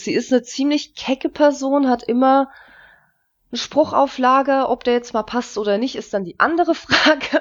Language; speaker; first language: German; native; German